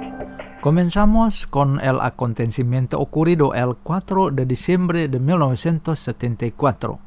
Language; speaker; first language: Spanish; non-native, fluent; Indonesian